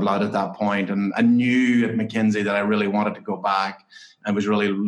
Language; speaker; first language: English; native; English